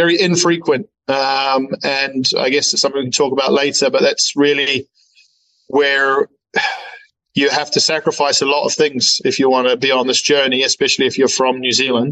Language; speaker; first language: English; native; English